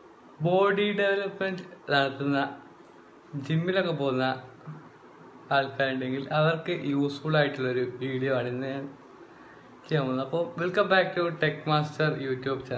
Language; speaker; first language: Malayalam; native; Malayalam